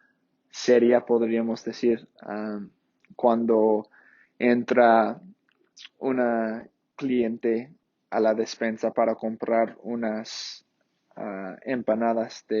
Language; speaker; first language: Spanish; non-native, fluent; English